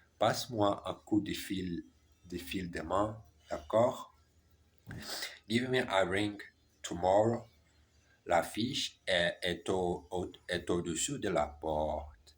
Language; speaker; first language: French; non-native, learner; German